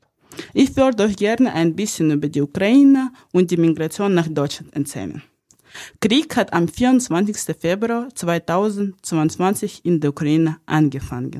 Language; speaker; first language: German; non-native, fluent; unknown